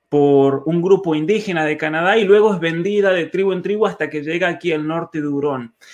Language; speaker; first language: Spanish; native; Spanish